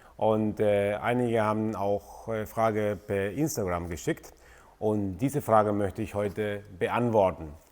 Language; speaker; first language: German; non-native, fluent; Spanish